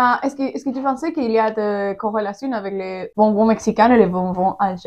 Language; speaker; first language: French; non-native, learner; Spanish